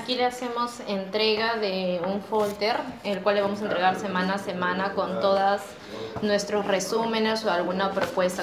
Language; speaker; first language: Spanish; native; Spanish